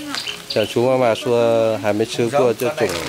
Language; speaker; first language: Chinese; non-native, learner; Vietnamese